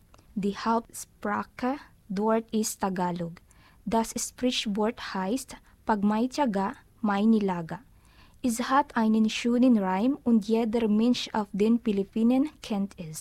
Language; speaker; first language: German; non-native, learner; Filipino